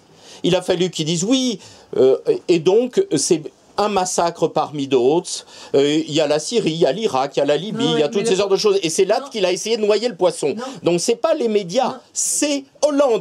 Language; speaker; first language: French; native; French